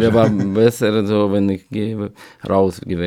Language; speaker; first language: German; non-native, learner; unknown